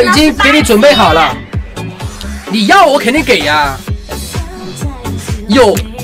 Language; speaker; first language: Chinese; native; Chinese